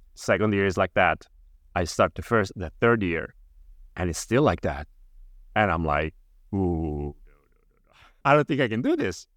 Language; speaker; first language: English; non-native, fluent; Italian